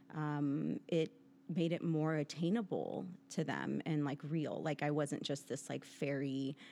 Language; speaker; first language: English; native; English